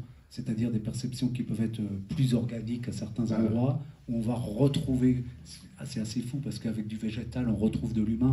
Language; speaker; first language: French; native; French